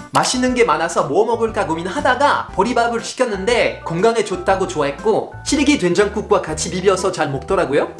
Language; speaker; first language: Korean; non-native, fluent; French